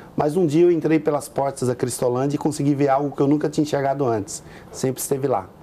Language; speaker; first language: Portuguese; native; Portuguese